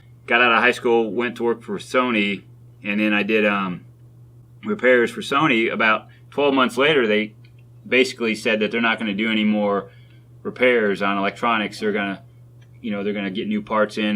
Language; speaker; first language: English; native; English